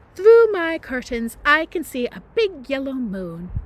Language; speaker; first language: English; native; English